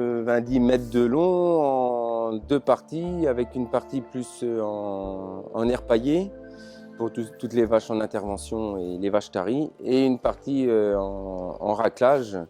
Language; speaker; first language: French; native; French